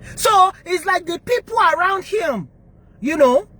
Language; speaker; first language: English; non-native, local second language; Yoruba